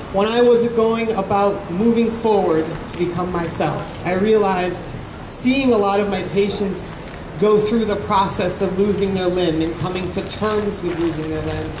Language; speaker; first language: English; native; English